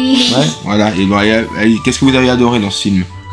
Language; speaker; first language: French; native; French